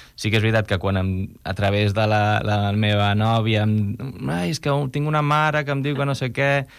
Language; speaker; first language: Catalan; non-native, local second language; Spanish